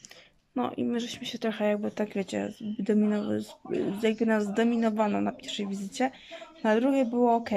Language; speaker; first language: Polish; native; Polish